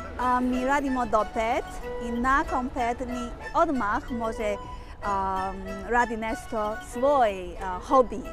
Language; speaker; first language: Bosnian; non-native, learner; Chinese